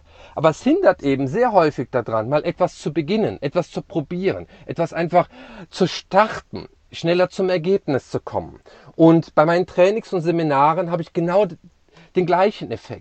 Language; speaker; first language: German; native; German